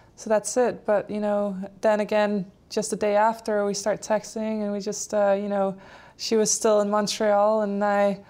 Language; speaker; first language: English; non-native, fluent; Polish